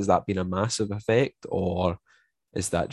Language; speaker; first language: English; native; English